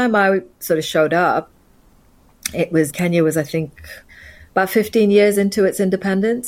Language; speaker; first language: English; native; English